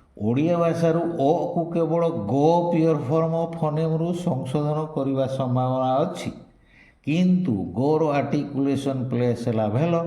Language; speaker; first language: Odia; non-native, local second language; Santali